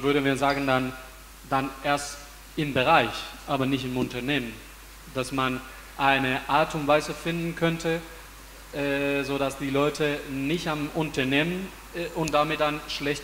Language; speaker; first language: German; non-native, fluent; Spanish